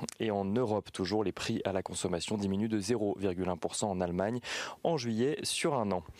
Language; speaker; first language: French; native; French